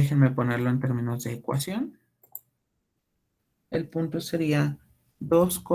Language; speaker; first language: Spanish; native; Spanish